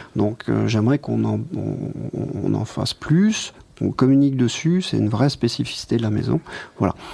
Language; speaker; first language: French; native; French